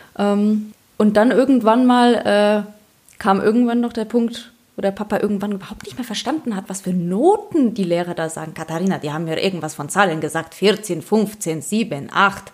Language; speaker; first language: German; early bilingual, other home language; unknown